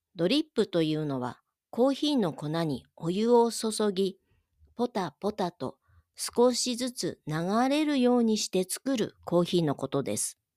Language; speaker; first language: Japanese; native; Japanese